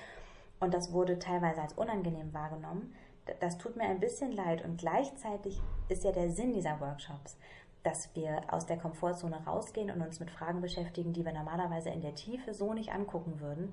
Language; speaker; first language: German; native; German